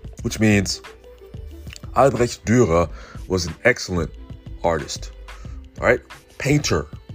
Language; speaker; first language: English; native; English